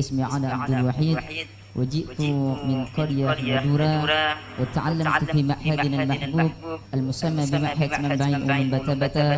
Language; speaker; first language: Arabic; non-native, fluent; Madurese